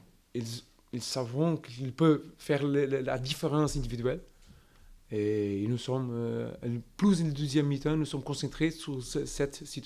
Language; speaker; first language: French; non-native, learner; Portuguese